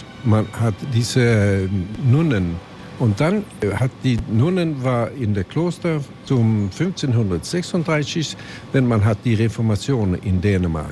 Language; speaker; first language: German; non-native, learner; Swedish